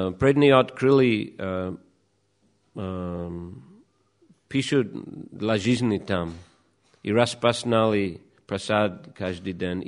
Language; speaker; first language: Russian; non-native, fluent; English